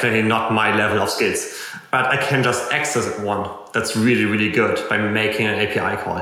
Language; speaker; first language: English; non-native, fluent; German